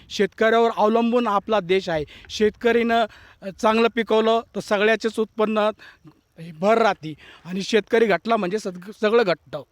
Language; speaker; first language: Marathi; native; Marathi